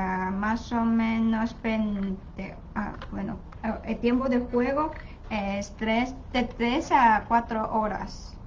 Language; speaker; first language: Spanish; non-native, learner; Chinese